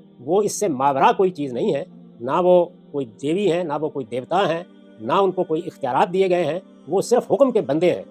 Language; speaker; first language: Urdu; non-native, local second language; Punjabi